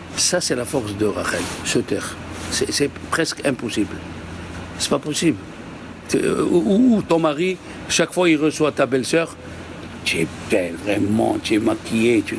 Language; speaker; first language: French; native; French